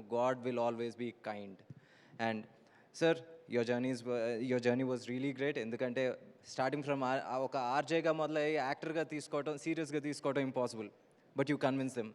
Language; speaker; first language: Telugu; native; Telugu